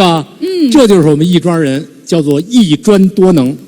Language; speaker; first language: Chinese; native; Chinese